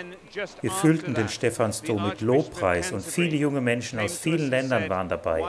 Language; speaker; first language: German; native; German